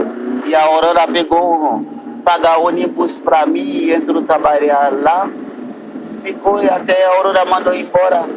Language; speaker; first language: Portuguese; non-native, learner; Haitian Creole